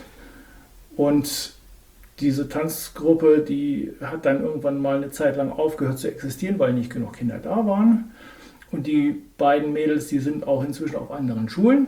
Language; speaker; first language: German; native; German